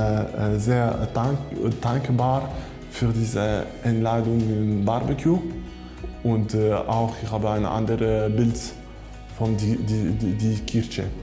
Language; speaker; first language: German; non-native, learner; French